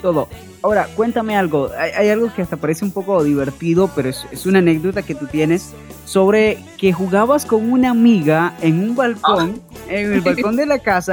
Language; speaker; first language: Spanish; native; Spanish